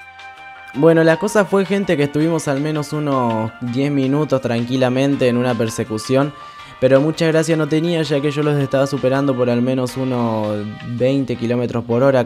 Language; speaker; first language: Spanish; native; Spanish